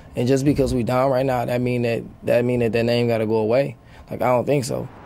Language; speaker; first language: English; native; English